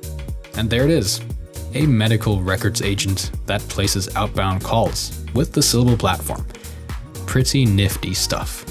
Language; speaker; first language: English; native; English